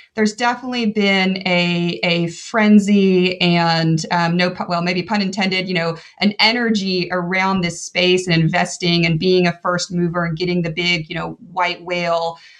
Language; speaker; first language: English; native; English